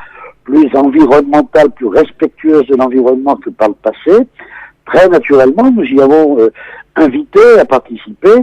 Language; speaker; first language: French; native; French